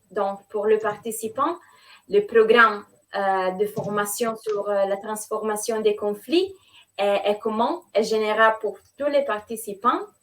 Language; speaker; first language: French; non-native, fluent; Italian